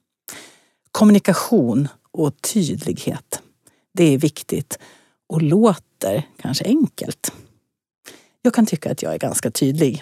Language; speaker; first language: Swedish; native; Swedish